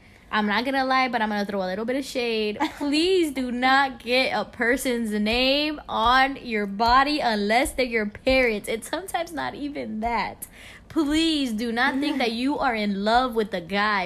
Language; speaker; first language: English; early bilingual, other home language; Spanish